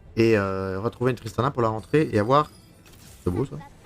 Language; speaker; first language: French; native; French